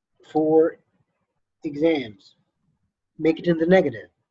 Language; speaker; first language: English; non-native, fluent; Arabic